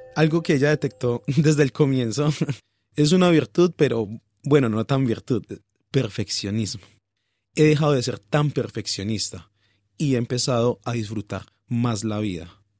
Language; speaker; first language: Spanish; native; Spanish